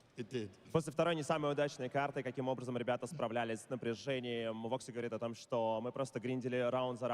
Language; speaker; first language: Russian; native; Russian